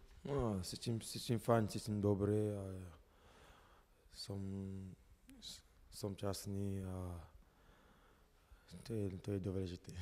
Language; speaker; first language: Slovak; non-native, learner; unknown